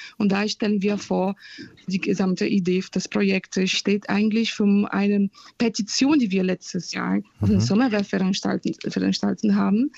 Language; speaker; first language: German; non-native, fluent; Portuguese